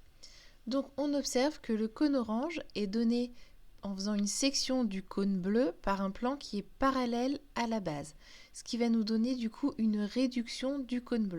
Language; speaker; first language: French; native; French